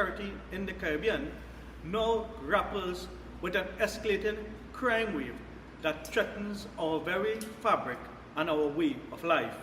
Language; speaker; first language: English; native; English